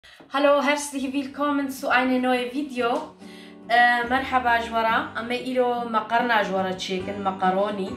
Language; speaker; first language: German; non-native, learner; Kurdish